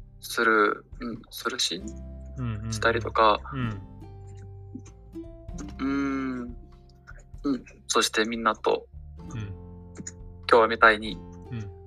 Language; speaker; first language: Japanese; non-native, learner; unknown